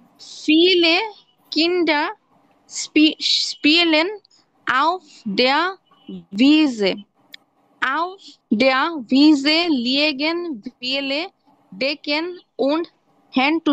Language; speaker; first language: German; non-native, learner; Bangla